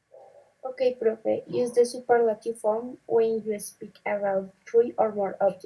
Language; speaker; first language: English; non-native, learner; Spanish